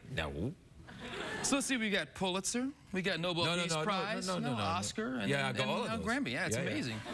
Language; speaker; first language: English; native; English